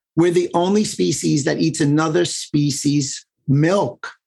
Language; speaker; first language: English; native; English